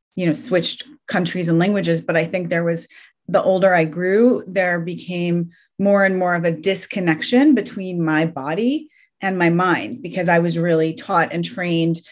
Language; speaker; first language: English; early bilingual, other home language; Persian